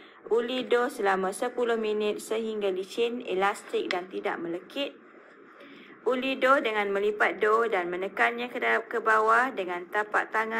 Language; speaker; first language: Malay; native; Malay